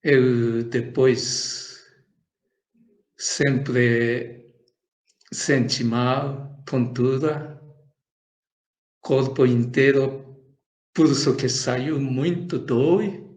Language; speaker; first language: Portuguese; non-native, learner; Japanese